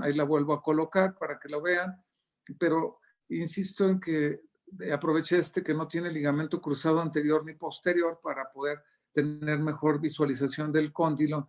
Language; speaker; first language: Spanish; native; Spanish